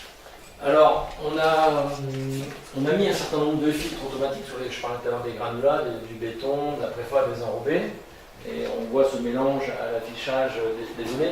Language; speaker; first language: French; native; French